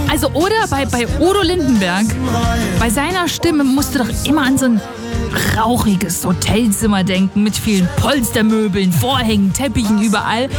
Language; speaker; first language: German; native; German